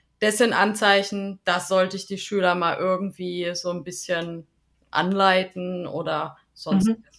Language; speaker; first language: German; native; German